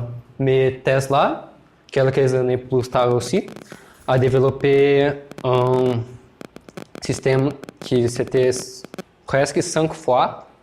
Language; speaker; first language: French; non-native, learner; Portuguese